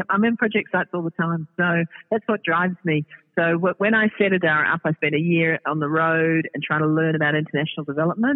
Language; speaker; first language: English; native; English